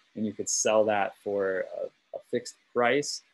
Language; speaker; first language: English; native; English